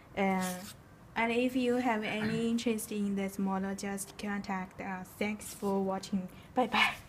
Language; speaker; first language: English; non-native, learner; Chinese